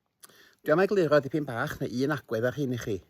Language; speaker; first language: Welsh; native; Welsh